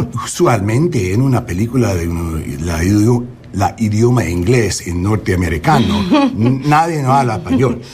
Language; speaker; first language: Spanish; non-native, learner; English